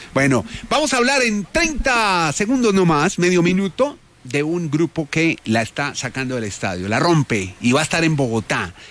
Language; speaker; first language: Spanish; native; Spanish